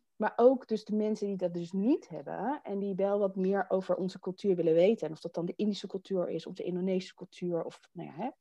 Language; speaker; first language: Dutch; native; Dutch